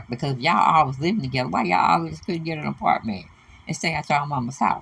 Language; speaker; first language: English; native; English